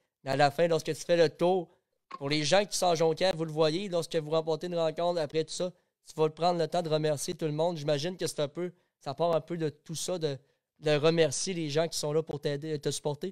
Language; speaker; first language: French; native; French